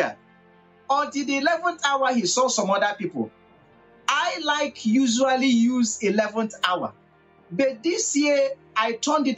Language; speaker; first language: English; non-native, local second language; Igbo